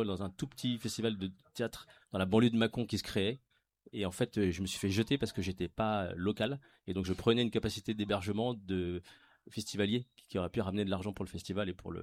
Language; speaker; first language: French; native; French